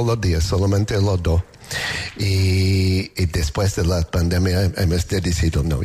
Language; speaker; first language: Spanish; non-native, learner; English